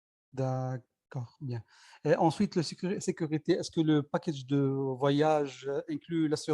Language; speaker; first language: French; non-native, learner; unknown